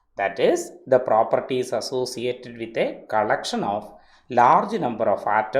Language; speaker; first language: English; non-native, local second language; Malayalam